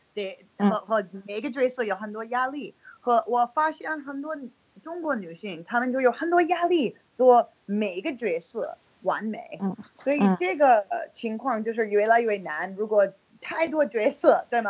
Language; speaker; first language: Chinese; non-native, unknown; English